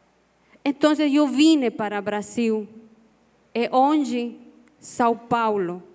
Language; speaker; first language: Portuguese; non-native, learner; Spanish